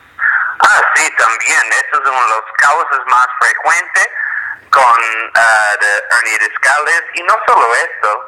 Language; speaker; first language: Spanish; non-native, fluent; English